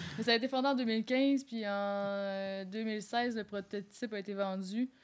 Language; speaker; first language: French; native; French